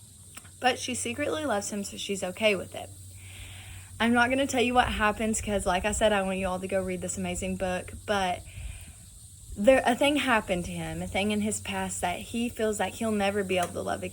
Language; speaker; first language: English; native; English